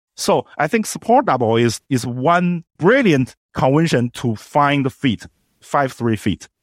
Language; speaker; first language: English; non-native, fluent; Chinese